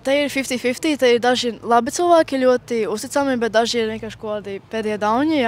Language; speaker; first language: Latvian; non-native, local second language; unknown